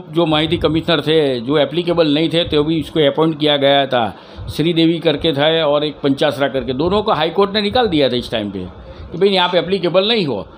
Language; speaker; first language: Hindi; native; Hindi